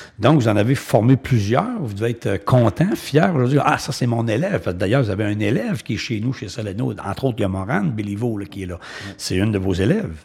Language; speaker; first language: French; native; French